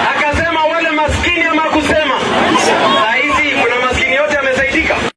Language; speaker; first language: Swahili; non-native, local second language; Kalenjin